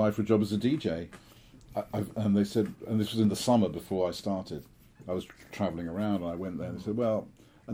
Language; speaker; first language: English; native; English